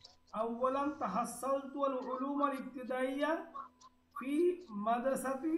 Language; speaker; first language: Arabic; non-native, fluent; Bangla